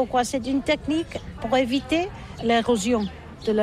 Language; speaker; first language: French; non-native, learner; Catalan